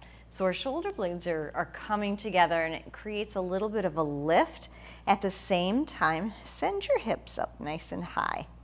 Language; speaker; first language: English; native; English